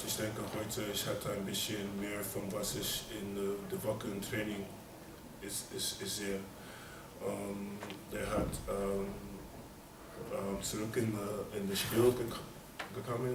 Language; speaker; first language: German; non-native, learner; English